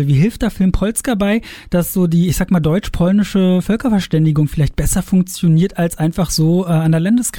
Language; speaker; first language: German; native; German